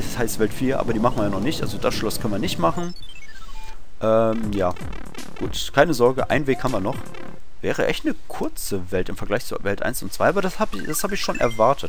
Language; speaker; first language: German; native; German